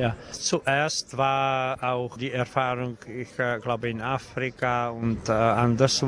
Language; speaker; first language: German; non-native, fluent; Czech